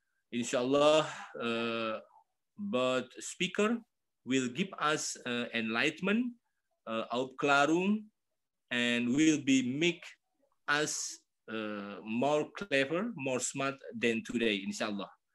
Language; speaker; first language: English; non-native, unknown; Indonesian